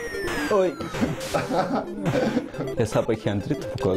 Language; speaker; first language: German; non-native, learner; Persian